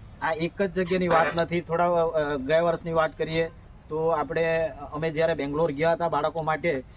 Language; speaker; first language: Gujarati; native; Gujarati